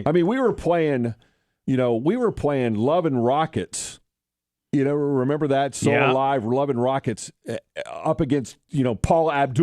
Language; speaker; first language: English; native; English